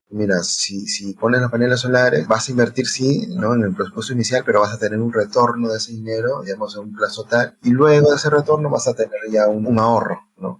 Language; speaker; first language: Spanish; native; Spanish